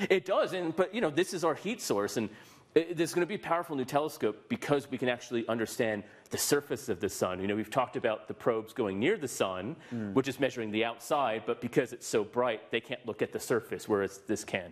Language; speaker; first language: English; native; English